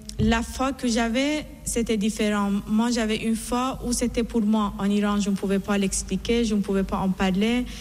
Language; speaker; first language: French; non-native, fluent; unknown